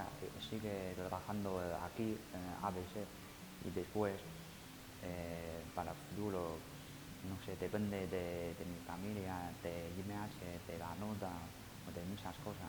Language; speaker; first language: Spanish; non-native, learner; Chinese